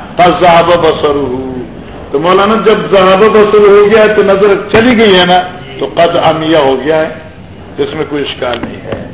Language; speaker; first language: Urdu; non-native, local second language; Northern Hindko